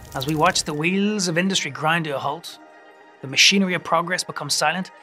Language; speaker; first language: English; native; English